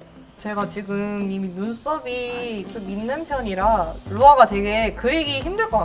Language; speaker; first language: Korean; native; Korean